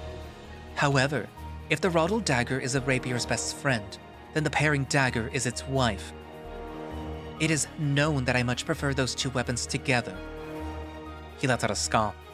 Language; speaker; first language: English; native; English